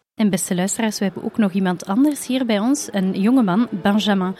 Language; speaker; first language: Dutch; early bilingual, other home language; French